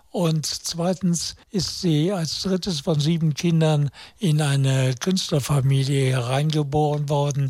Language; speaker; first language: German; native; German